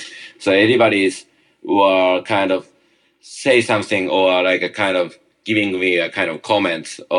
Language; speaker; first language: English; non-native, learner; Japanese